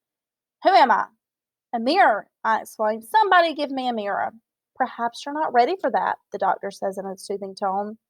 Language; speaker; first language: English; native; English